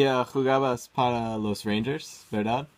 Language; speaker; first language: Spanish; non-native, learner; English